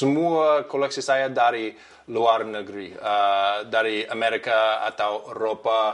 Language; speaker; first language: Indonesian; non-native, learner; English